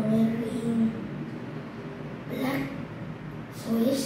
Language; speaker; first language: English; non-native, learner; Vietnamese